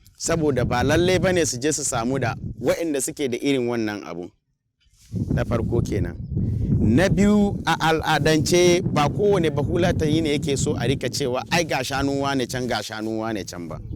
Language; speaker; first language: Hausa; non-native, local second language; Fula